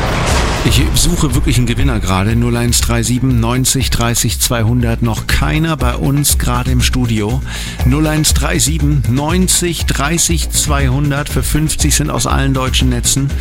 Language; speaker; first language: German; native; German